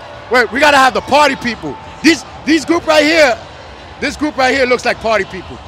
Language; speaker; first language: English; early bilingual, other home language; Spanish